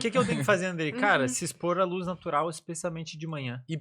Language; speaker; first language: Portuguese; native; Portuguese